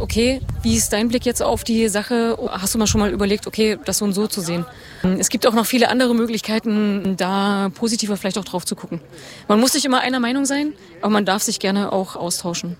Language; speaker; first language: German; native; German